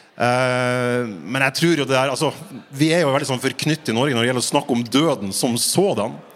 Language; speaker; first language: Norwegian; native; Norwegian